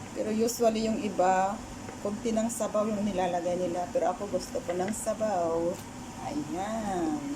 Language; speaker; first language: Filipino; non-native, local second language; Iloko